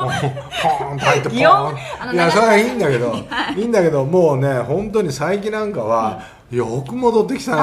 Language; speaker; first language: Japanese; native; Japanese